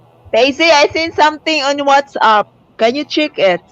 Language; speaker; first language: English; non-native, local second language; Filipino